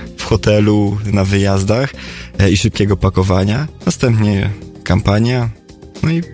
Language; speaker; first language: Polish; native; Polish